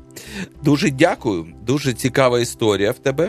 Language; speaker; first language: Ukrainian; native; Ukrainian